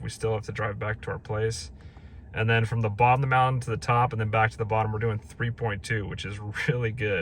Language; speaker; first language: English; native; English